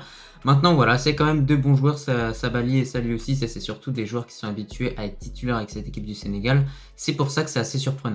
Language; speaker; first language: French; native; French